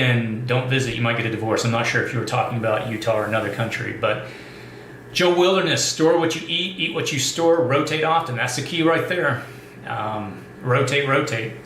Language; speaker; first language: English; native; English